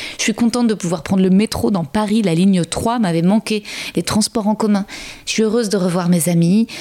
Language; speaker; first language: French; native; French